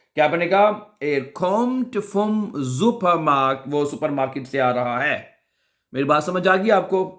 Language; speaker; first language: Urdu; non-native, local second language; Punjabi